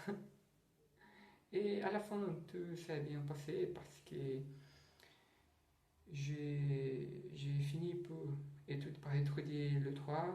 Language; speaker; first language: French; non-native, learner; Portuguese